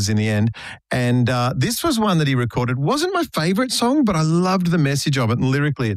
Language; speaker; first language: English; native; English